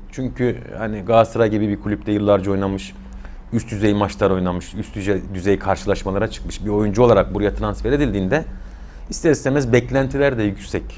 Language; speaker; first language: Turkish; native; Turkish